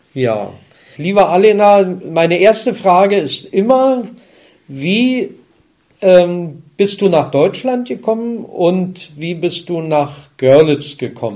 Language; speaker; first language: German; native; German